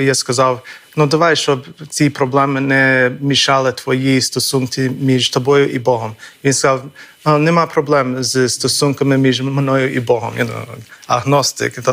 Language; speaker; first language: Ukrainian; non-native, fluent; English